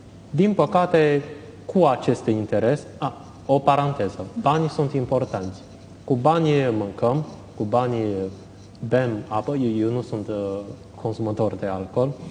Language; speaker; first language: Romanian; non-native, fluent; Chinese